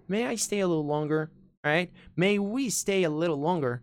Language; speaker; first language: English; non-native, fluent; Portuguese